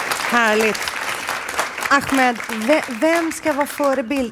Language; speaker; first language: Swedish; native; Swedish